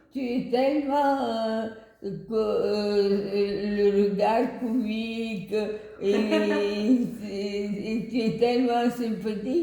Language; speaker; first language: French; non-native, fluent; Bulgarian